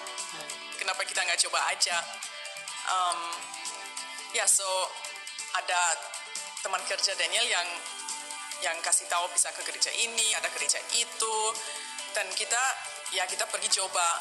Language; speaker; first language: Indonesian; non-native, fluent; German